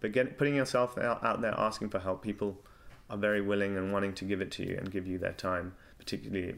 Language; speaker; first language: English; native; English